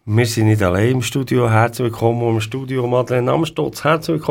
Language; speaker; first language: German; native; German